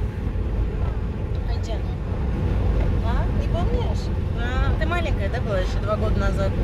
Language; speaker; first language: Russian; native; Russian